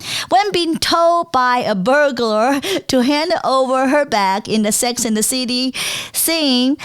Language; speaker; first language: English; non-native, fluent; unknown